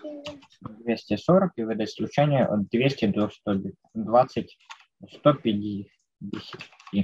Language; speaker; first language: Russian; native; Russian